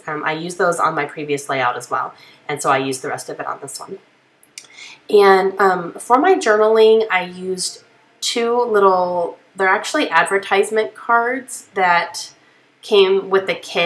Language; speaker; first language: English; native; English